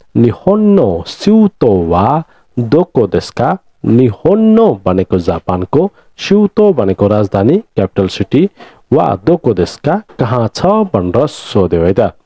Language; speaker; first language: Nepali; native; Nepali